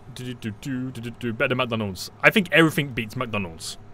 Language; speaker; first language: English; native; English